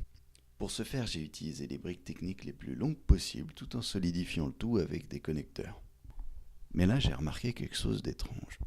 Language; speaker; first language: French; native; French